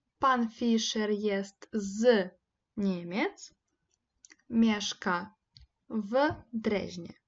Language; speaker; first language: Polish; non-native, fluent; Ukrainian